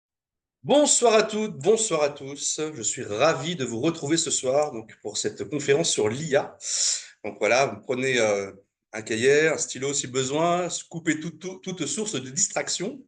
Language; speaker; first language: French; native; French